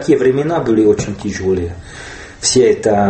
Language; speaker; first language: Russian; non-native, learner; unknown